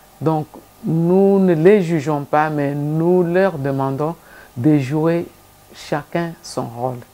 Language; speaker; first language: French; non-native, local second language; Lingala